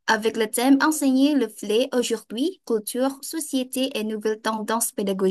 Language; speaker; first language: French; non-native, fluent; Indonesian